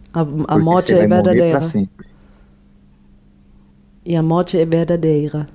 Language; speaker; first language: Portuguese; non-native, fluent; German